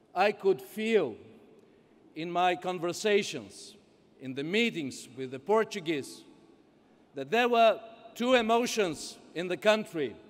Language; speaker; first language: English; non-native, fluent; Bulgarian